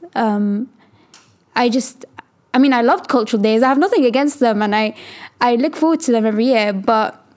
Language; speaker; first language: English; native; English